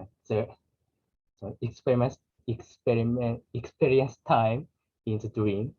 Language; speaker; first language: English; non-native, learner; Japanese